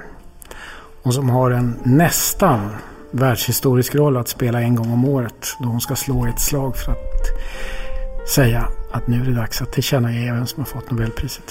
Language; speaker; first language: Swedish; native; Swedish